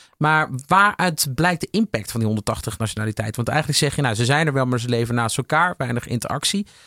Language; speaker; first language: Dutch; native; Dutch